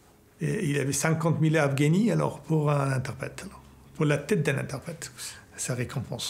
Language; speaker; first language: French; non-native, fluent; Persian